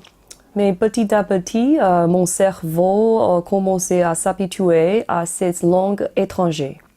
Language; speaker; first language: French; non-native, learner; Chinese